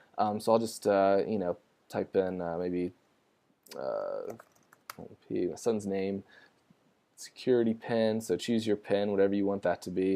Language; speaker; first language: English; native; English